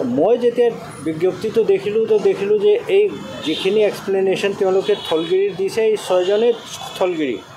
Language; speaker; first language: Assamese; non-native, fluent; Hindi